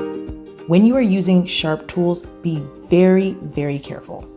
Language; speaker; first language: English; native; English